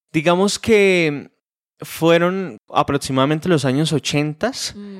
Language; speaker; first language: Spanish; native; Spanish